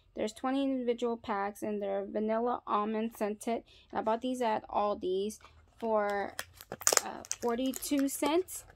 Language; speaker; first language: English; native; English